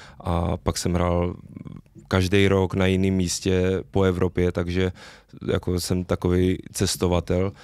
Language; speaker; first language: Czech; native; Czech